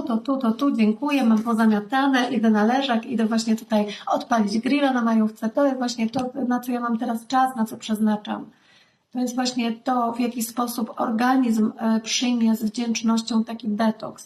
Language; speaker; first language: Polish; native; Polish